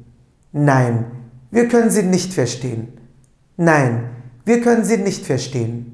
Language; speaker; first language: German; non-native, fluent; Turkish